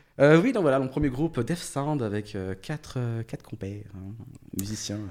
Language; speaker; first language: French; early bilingual, other home language; Portuguese